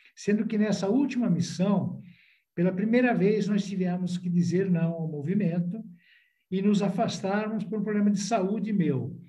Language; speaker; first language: Portuguese; non-native, fluent; Italian